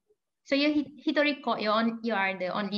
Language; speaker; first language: English; non-native, fluent; Malay